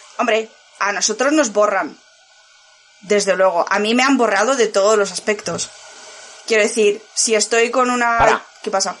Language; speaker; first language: Spanish; early bilingual, other home language; Bulgarian